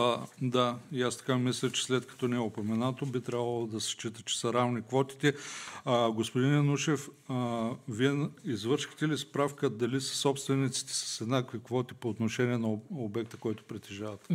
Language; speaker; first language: Bulgarian; native; Bulgarian